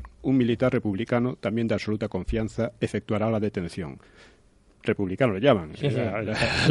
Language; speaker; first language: Spanish; native; Spanish